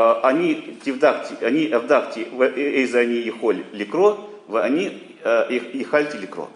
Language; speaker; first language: Hebrew; non-native, learner; Russian